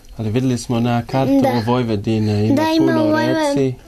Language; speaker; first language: Serbian; non-native, learner; English